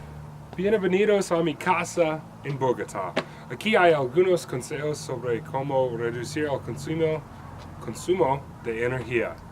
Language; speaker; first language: Spanish; non-native, learner; English